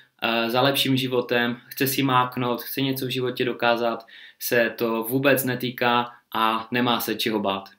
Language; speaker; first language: Czech; native; Czech